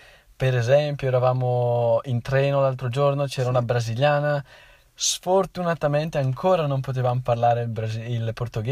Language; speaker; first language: Italian; native; Italian